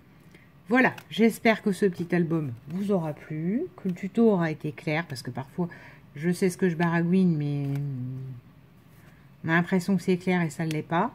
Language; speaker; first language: French; native; French